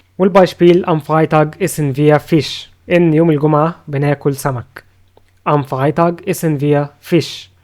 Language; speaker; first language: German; non-native, fluent; Arabic